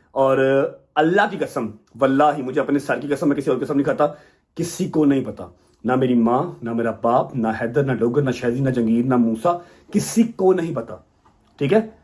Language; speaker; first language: Urdu; non-native, local second language; Punjabi